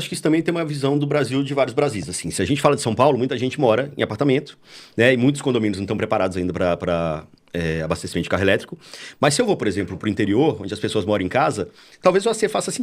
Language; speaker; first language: Portuguese; native; Portuguese